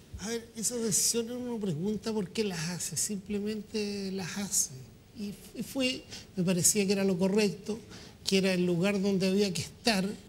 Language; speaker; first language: Spanish; native; Spanish